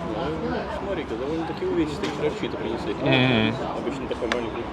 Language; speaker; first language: Russian; native; Russian